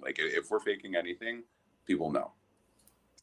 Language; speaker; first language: English; native; English